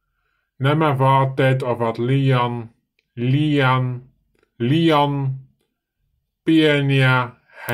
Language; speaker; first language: Finnish; non-native, learner; Dutch